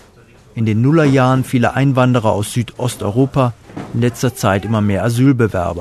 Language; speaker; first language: German; native; German